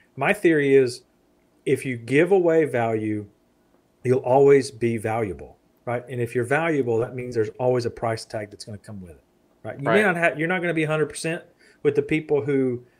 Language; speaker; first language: English; native; English